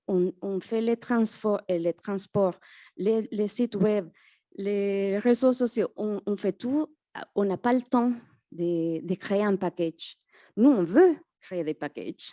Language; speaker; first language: French; non-native, fluent; Spanish